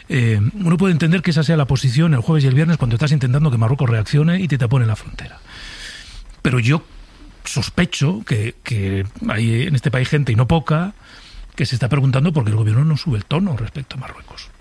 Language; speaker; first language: Spanish; native; Spanish